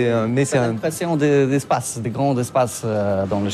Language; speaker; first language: French; non-native, learner; Polish